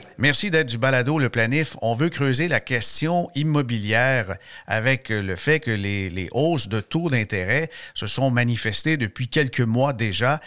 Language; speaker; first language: French; native; French